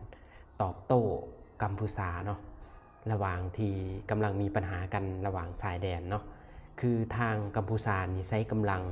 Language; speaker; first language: Thai; non-native, local second language; Northeastern Thai